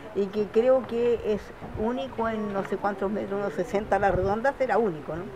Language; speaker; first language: Spanish; native; Spanish